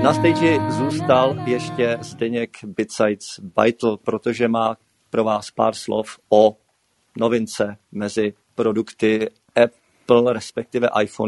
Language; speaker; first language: Czech; native; Czech